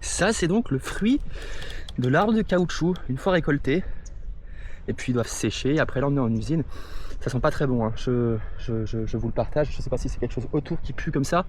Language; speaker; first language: French; native; French